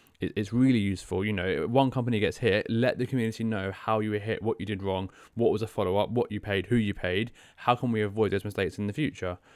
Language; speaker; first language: English; native; English